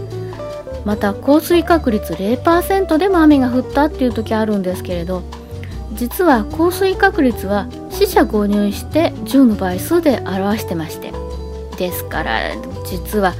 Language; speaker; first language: Japanese; native; Japanese